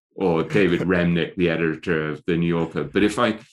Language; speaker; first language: English; native; English